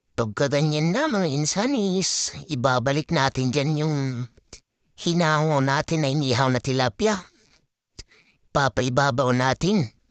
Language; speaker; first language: Filipino; non-native, local second language; Bikol